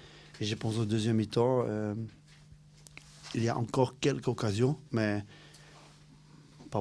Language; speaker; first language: French; non-native, local second language; Dutch